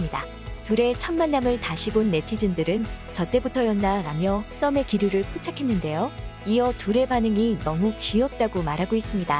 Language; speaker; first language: Korean; native; Korean